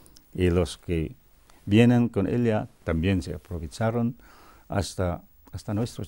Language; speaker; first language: Spanish; non-native, fluent; Cebuano